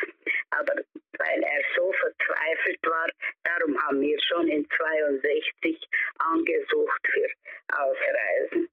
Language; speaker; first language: German; early bilingual, heritage; German